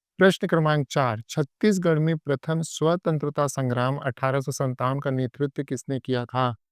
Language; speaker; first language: Hindi; native; Hindi